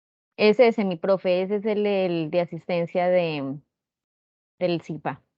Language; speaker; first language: Spanish; native; Spanish